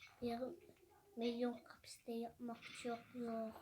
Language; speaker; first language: Turkish; early bilingual, heritage; Dutch